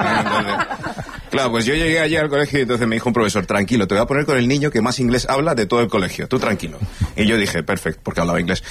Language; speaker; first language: Spanish; early bilingual, other home language; English